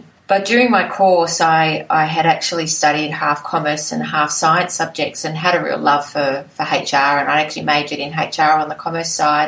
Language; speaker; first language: English; native; English